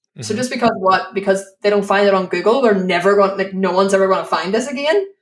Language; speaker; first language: English; native; English